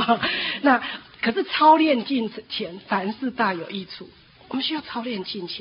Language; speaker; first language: Chinese; native; Chinese